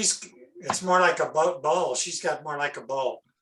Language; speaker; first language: English; native; English